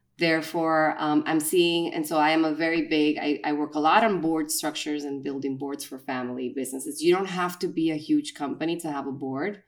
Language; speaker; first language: English; non-native, fluent; Spanish